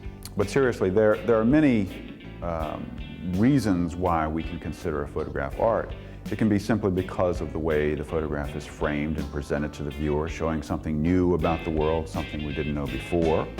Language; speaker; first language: English; native; English